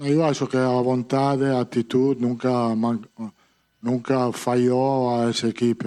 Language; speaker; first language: Portuguese; non-native, fluent; Italian